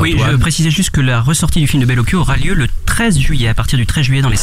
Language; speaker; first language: French; native; French